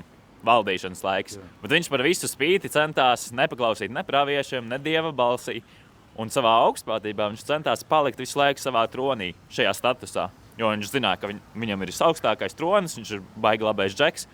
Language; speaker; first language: Latvian; native; Latvian